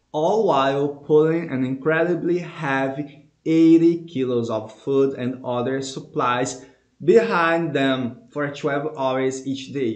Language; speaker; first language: English; non-native, fluent; Portuguese